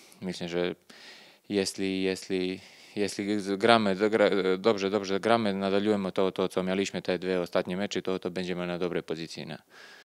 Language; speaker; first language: Polish; non-native, learner; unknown